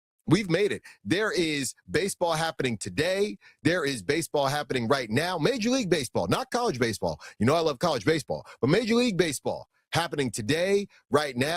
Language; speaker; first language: English; native; English